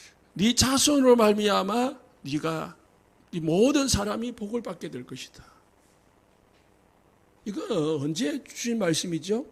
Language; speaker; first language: Korean; native; Korean